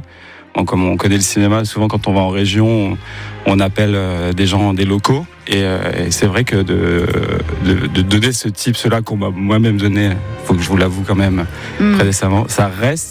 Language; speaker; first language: French; native; French